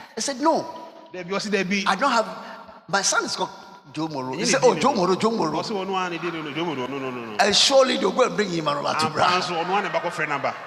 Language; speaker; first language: English; non-native, local second language; Ga